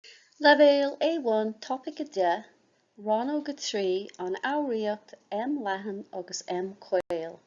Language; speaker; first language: Irish; non-native, local second language; English